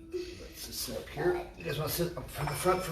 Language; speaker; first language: English; native; English